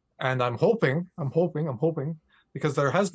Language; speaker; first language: English; native; English